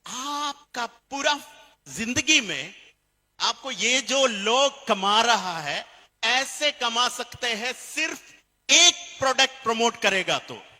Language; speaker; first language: Hindi; non-native, local second language; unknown